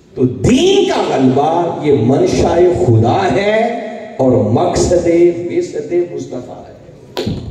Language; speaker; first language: Urdu; non-native, local second language; Punjabi